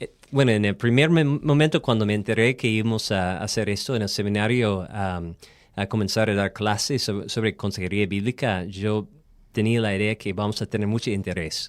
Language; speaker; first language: Spanish; non-native, fluent; English